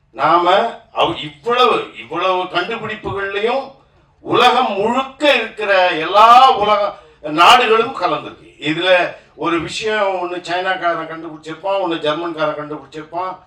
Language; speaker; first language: Tamil; native; Tamil